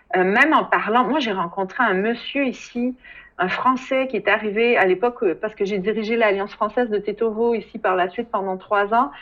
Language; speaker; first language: French; native; French